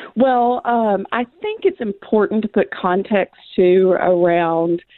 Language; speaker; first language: English; native; English